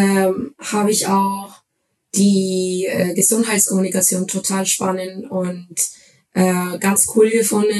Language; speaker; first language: German; non-native, fluent; Spanish